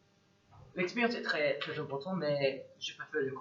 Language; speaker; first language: French; non-native, learner; English